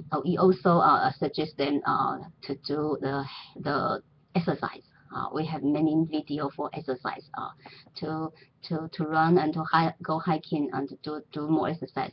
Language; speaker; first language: English; non-native, learner; Chinese